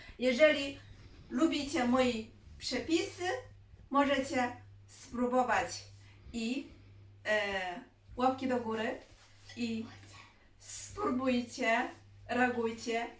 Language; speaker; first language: Polish; non-native, learner; Chinese